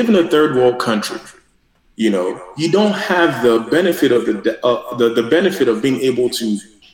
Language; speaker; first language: English; non-native, local second language; Yoruba